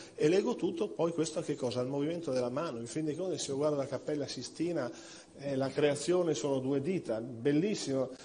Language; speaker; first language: Italian; native; Italian